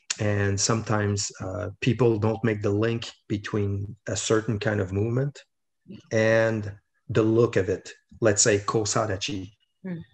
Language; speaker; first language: English; non-native, fluent; French